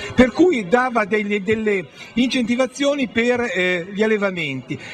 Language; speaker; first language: Italian; native; Italian